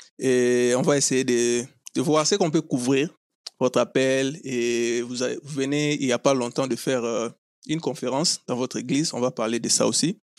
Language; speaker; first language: French; non-native, local second language; Lingala